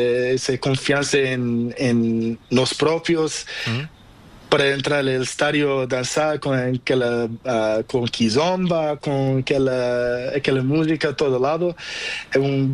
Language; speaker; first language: Spanish; non-native, learner; Portuguese